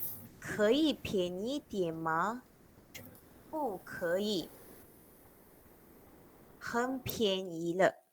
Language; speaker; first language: Chinese; non-native, local second language; Malay